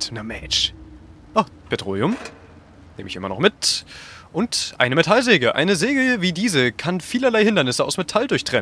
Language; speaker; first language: German; native; German